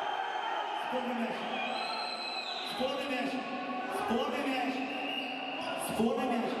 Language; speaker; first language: Russian; native; Russian